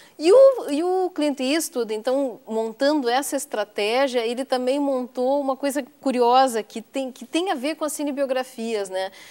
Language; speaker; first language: Portuguese; native; Portuguese